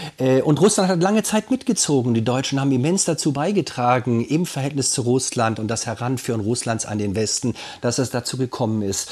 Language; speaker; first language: German; native; German